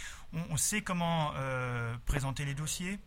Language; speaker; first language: French; native; French